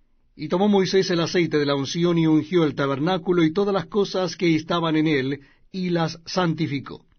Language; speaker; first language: Spanish; native; Spanish